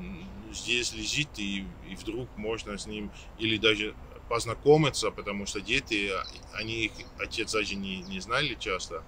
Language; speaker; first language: Russian; non-native, fluent; Dutch